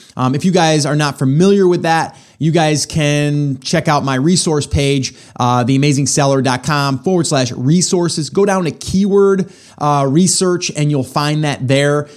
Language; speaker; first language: English; native; English